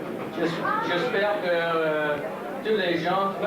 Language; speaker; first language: French; non-native, learner; English